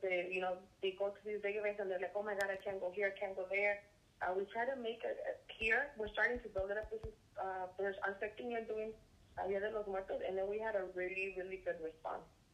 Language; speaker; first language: English; early bilingual, other home language; Spanish